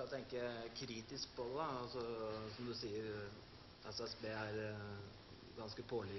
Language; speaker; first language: Norwegian; native; Norwegian